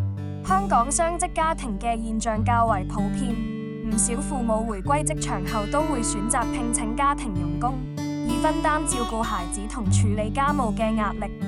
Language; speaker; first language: Cantonese; native; Cantonese